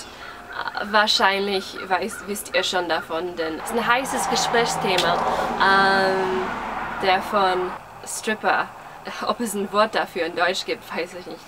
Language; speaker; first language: German; early bilingual, heritage; English